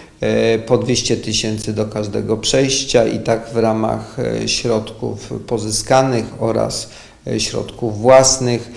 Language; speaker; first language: Polish; native; Polish